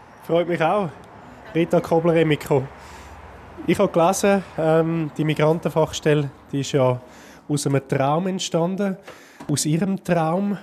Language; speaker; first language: German; native; German